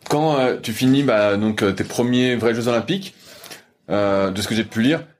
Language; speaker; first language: French; native; French